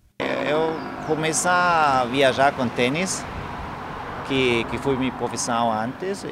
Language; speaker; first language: Portuguese; non-native, learner; German